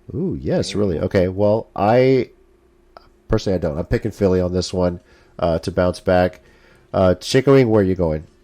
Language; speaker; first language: English; native; English